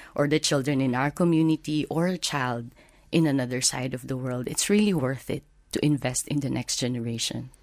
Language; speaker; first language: English; non-native, local second language; Filipino